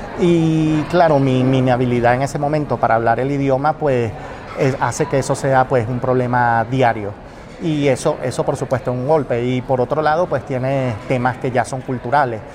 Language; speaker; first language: Spanish; native; Spanish